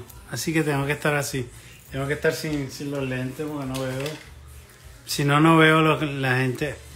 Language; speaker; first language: Spanish; native; Spanish